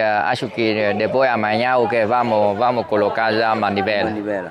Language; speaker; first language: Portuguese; non-native, learner; Vietnamese